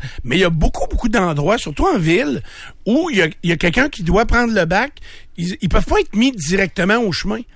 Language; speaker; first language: French; native; French